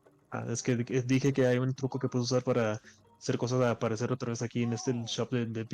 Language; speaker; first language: Spanish; early bilingual, heritage; English